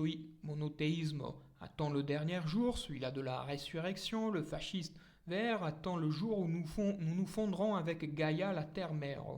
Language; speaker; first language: French; native; French